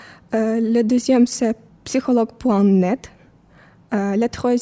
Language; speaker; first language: French; non-native, fluent; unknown